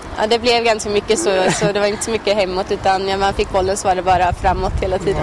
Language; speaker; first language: Swedish; early bilingual, other home language; Albanian